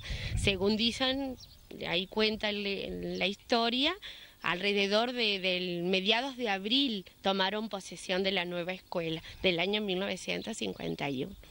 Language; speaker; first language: Spanish; native; Spanish